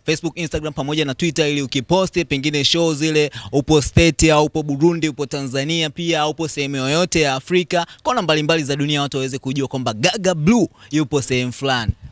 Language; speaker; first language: Swahili; native; Swahili